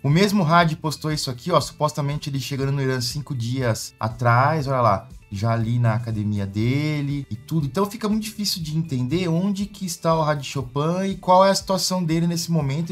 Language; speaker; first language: Portuguese; native; Portuguese